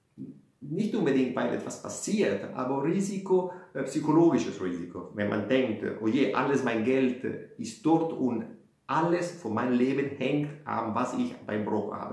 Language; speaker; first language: German; non-native, fluent; Italian